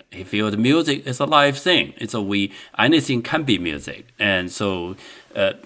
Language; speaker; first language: English; non-native, fluent; Chinese